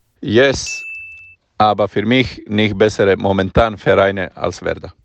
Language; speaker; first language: German; non-native, fluent; Croatian